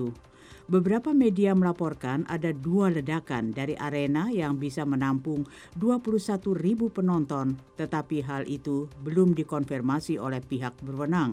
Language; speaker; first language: Indonesian; native; Indonesian